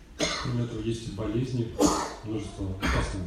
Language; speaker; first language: Russian; native; Russian